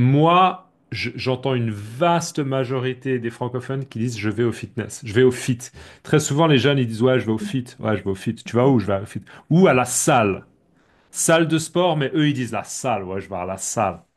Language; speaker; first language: French; native; French